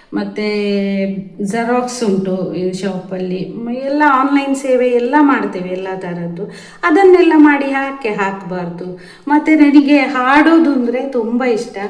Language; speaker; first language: Kannada; non-native, local second language; Tulu